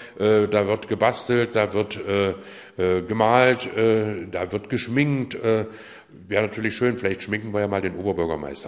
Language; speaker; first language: German; native; German